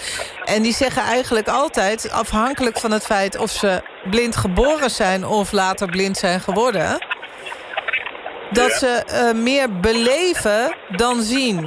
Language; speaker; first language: Dutch; native; Dutch